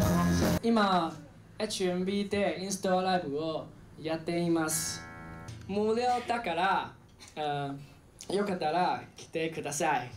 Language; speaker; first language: Japanese; non-native, learner; Chinese